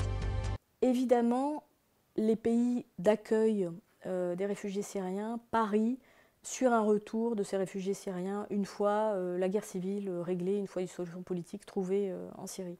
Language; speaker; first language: French; native; French